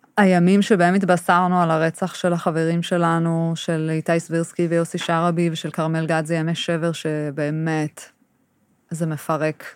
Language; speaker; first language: Hebrew; early bilingual, other home language; English